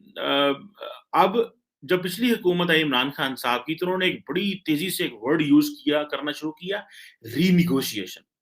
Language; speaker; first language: Urdu; native; Urdu